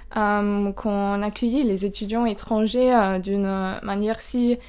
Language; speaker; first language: French; non-native, fluent; German